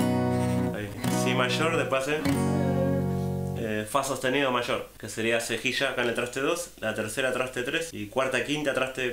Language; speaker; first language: Spanish; native; Spanish